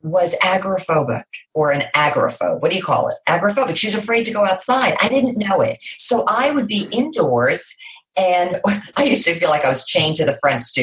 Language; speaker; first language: English; native; English